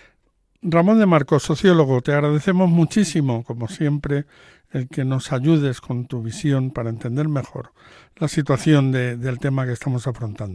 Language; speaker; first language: Spanish; native; Spanish